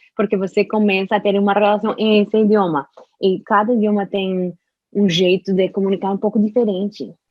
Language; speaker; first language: Portuguese; non-native, fluent; English